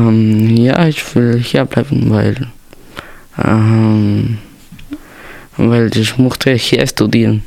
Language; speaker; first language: German; early bilingual, other home language; Spanish